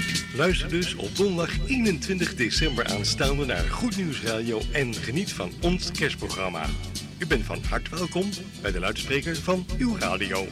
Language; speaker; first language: Dutch; native; Dutch